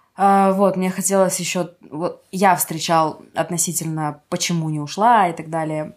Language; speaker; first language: Russian; non-native, local second language; Ukrainian